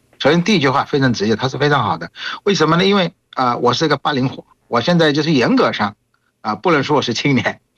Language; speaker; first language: Chinese; non-native, fluent; Bangla